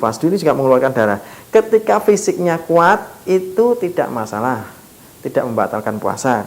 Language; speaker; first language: Indonesian; non-native, local second language; Javanese